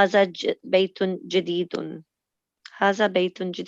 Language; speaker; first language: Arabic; non-native, learner; English